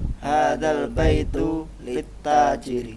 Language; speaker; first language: Arabic; non-native, learner; Indonesian